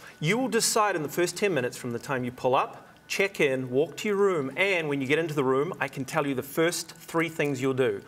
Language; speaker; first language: English; native; English